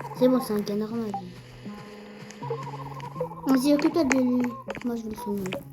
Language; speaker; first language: French; native; French